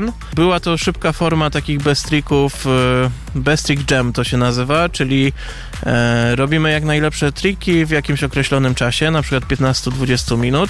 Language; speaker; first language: Polish; native; Polish